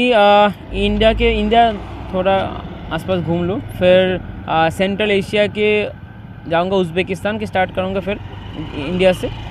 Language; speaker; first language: Hindi; non-native, learner; Bangla